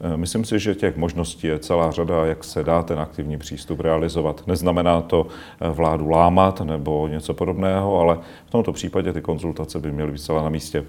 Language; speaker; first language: Czech; native; Czech